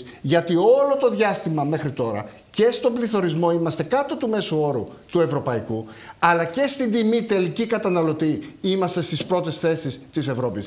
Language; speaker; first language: Greek; native; Greek